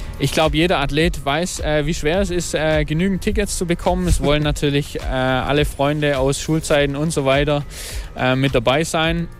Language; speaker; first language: German; native; German